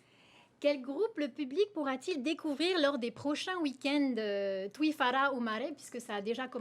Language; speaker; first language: French; native; French